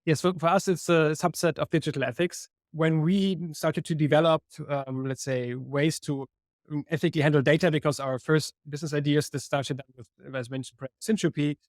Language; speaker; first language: English; non-native, fluent; German